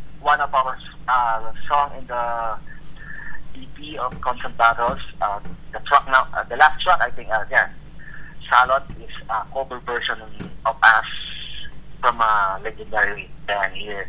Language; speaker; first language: English; non-native, local second language; Filipino